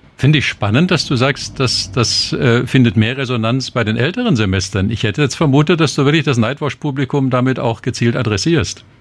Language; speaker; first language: German; native; German